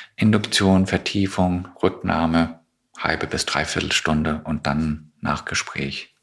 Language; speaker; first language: German; non-native, fluent; English